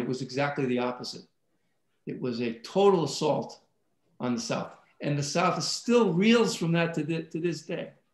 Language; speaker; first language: English; early bilingual, other home language; Italian